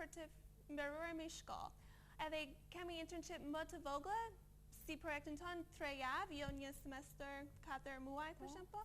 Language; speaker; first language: Albanian; non-native, learner; English